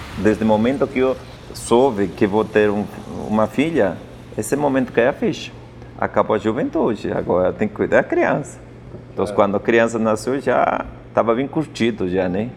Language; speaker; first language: Portuguese; non-native, fluent; Spanish